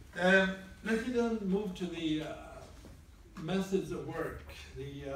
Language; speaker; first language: English; non-native, fluent; Swedish